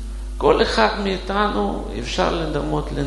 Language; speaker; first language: Hebrew; non-native, fluent; Russian